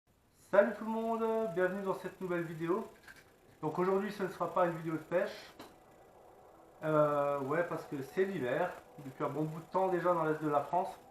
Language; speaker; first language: French; native; French